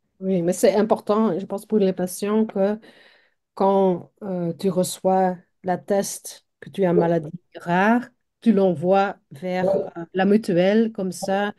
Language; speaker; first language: French; non-native, local second language; Dutch